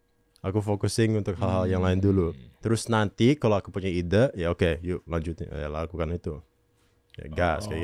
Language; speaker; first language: Indonesian; non-native, local second language; English